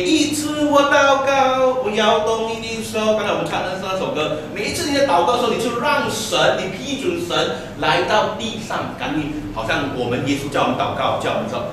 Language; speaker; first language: Chinese; native; Chinese